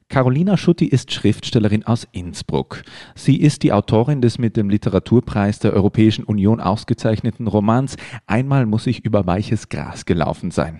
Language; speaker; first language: German; native; German